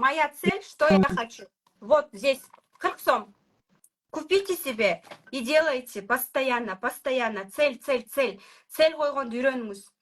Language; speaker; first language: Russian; non-native, local second language; Kyrgyz